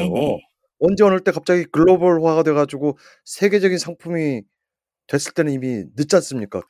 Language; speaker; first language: Korean; native; Korean